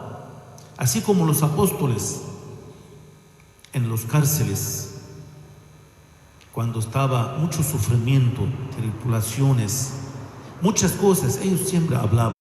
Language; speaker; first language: Spanish; non-native, fluent; Arabic